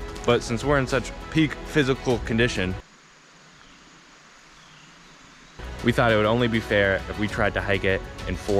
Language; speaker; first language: English; native; English